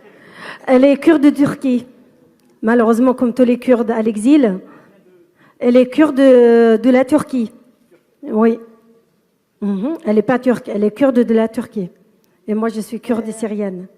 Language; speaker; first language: French; non-native, fluent; Kurdish